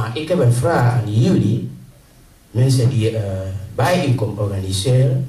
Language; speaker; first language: Dutch; non-native, learner; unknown